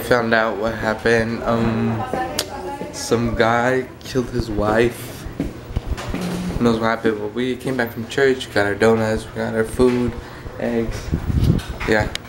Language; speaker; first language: English; early bilingual, other home language; Spanish